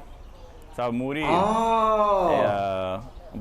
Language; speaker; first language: French; non-native, fluent; English